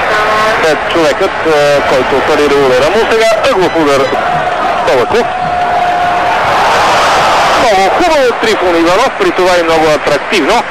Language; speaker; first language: Bulgarian; native; Bulgarian